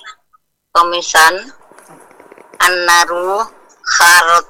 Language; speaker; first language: Arabic; non-native, learner; Indonesian